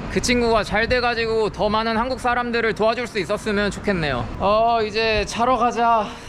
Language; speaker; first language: Korean; native; Korean